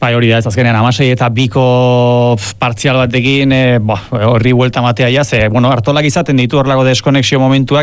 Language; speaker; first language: Basque; native; Basque